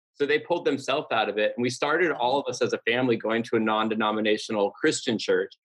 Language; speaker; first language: English; native; English